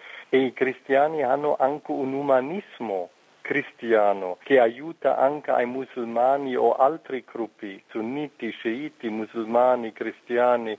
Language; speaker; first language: Italian; non-native, fluent; German